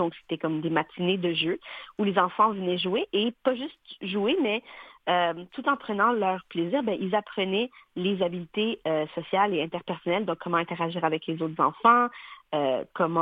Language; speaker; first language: French; native; French